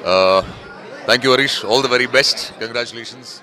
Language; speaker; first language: Tamil; non-native, learner; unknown